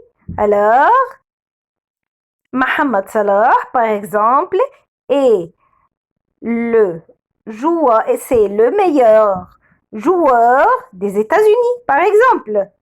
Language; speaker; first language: French; non-native, fluent; Arabic